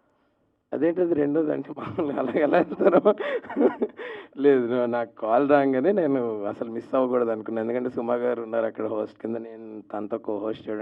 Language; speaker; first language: Telugu; native; Telugu